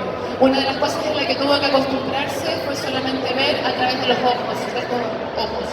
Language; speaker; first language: Spanish; native; Spanish